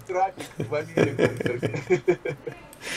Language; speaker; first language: Russian; native; Russian